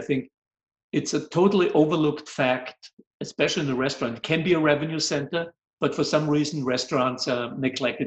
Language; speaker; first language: English; non-native, fluent; German